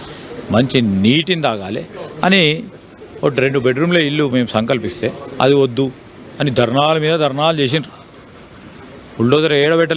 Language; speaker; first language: Telugu; native; Telugu